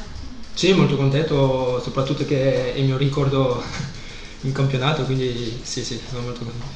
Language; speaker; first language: Italian; non-native, fluent; French